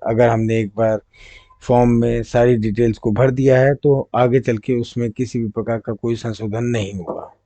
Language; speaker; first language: Hindi; native; Hindi